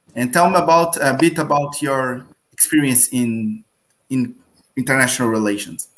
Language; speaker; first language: English; non-native, learner; Portuguese